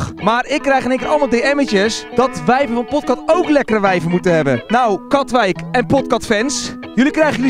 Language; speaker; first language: Dutch; native; Dutch